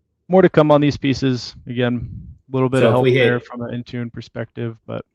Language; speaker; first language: English; native; English